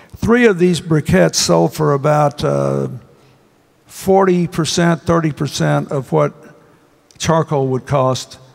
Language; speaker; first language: English; native; English